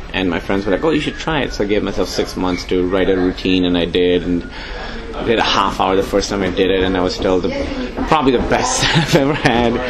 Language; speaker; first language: English; non-native, local second language; Urdu